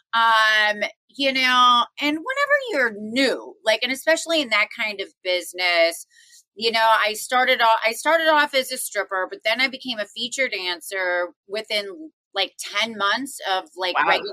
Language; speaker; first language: English; native; English